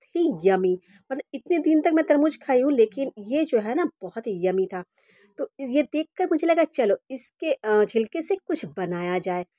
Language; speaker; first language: Hindi; non-native, local second language; Bangla